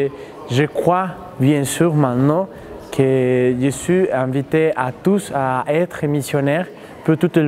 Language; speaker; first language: French; non-native, fluent; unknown